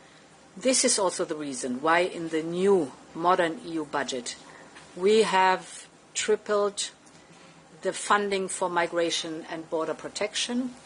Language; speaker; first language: English; non-native, fluent; German